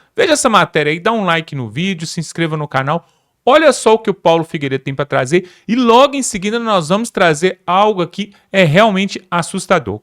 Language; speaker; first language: Portuguese; native; Portuguese